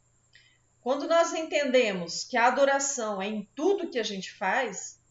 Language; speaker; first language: Portuguese; native; Portuguese